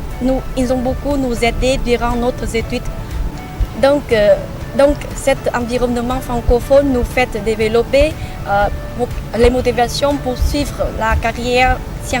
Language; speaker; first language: French; non-native, fluent; Vietnamese